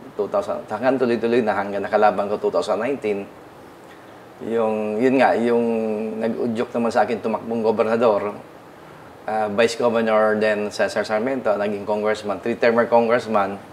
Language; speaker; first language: Filipino; non-native, local second language; Bikol